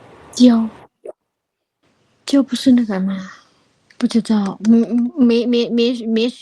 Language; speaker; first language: Chinese; non-native, learner; Lao